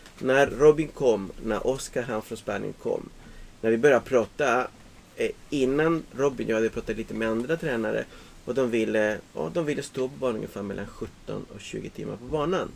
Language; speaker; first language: Swedish; non-native, fluent; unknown